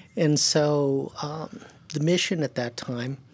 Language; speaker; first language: English; early bilingual, other home language; German